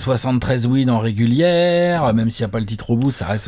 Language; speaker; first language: French; native; French